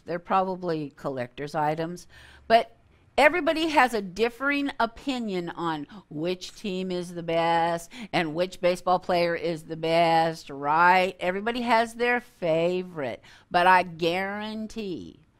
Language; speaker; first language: English; native; English